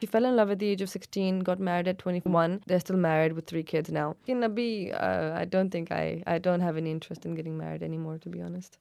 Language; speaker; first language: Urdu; early bilingual, heritage; Urdu